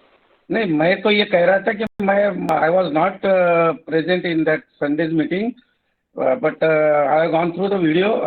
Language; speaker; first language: Hindi; native; Hindi